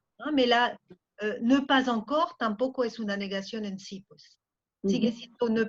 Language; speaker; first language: Spanish; non-native, fluent; French